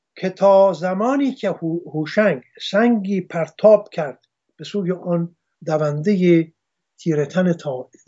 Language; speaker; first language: Persian; non-native, local second language; Armenian